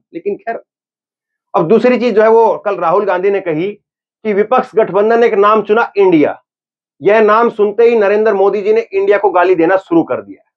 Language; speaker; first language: Hindi; native; Hindi